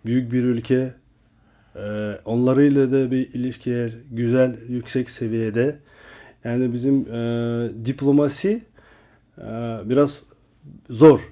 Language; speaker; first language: Turkish; non-native, learner; Kazakh